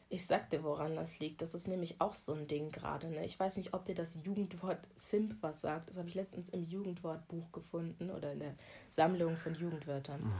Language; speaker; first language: German; early bilingual, other home language; Akan